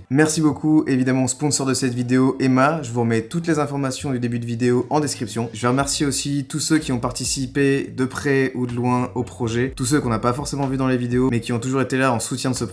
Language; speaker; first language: French; native; French